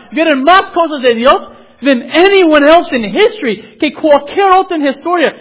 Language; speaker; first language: Spanish; non-native, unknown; English